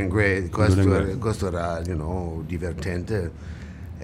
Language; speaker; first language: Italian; non-native, learner; English